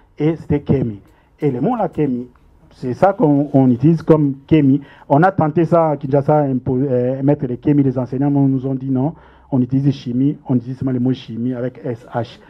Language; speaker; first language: French; non-native, local second language; Lingala